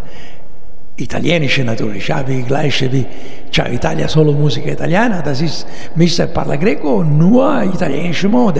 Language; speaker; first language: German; non-native, fluent; Italian